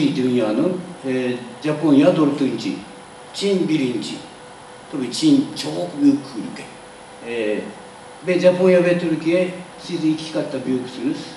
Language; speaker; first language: Turkish; non-native, learner; Japanese